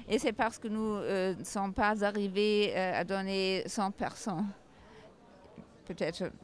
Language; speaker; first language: French; non-native, learner; German